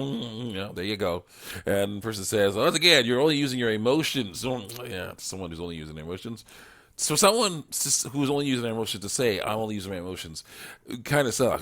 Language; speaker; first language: English; native; English